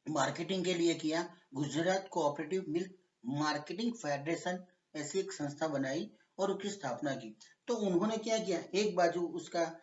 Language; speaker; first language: Hindi; non-native, local second language; Gujarati